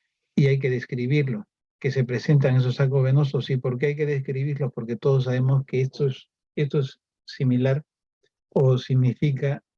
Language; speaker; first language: Spanish; native; Spanish